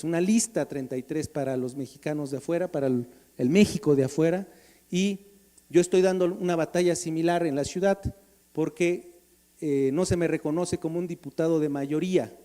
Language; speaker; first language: Spanish; native; Spanish